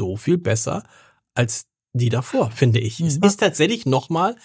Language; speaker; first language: German; native; German